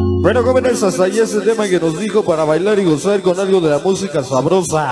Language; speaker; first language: Spanish; native; Spanish